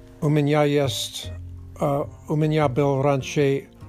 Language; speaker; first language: Russian; non-native, learner; English